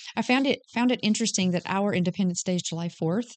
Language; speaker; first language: English; native; English